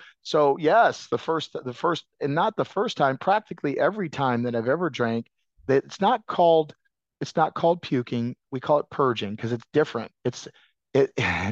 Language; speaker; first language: English; native; English